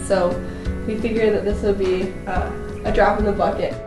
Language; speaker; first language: English; native; English